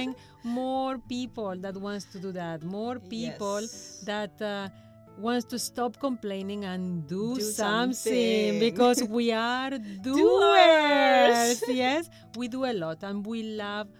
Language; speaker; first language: English; non-native, fluent; Spanish